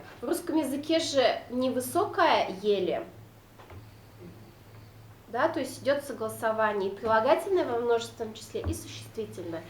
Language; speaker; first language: Russian; non-native, local second language; Udmurt